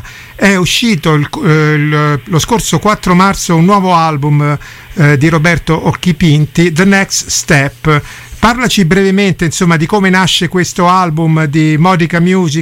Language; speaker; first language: Italian; native; Italian